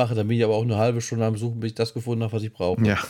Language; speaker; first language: German; native; German